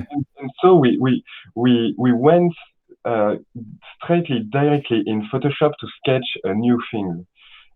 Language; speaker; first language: English; non-native, learner; French